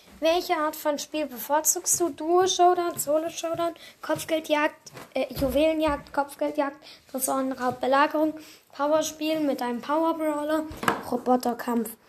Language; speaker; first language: German; native; German